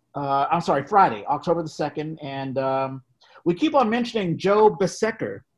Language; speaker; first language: English; native; English